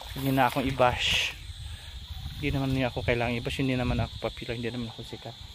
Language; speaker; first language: Filipino; non-native, local second language; Cebuano